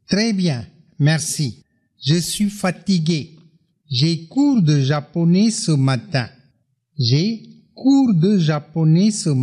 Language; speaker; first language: French; non-native, fluent; Tamil